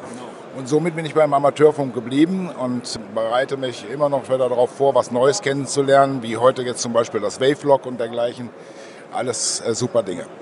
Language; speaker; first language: German; native; German